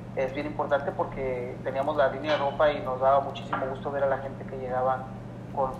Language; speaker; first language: Spanish; native; Spanish